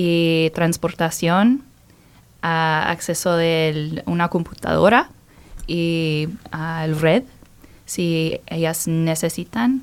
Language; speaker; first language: Spanish; non-native, learner; English